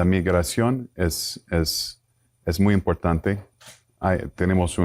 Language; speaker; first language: Spanish; non-native, fluent; English